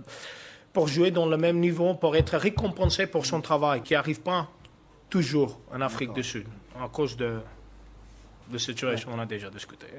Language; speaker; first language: French; non-native, fluent; Afrikaans